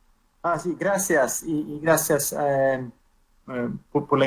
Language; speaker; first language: Spanish; non-native, fluent; Swedish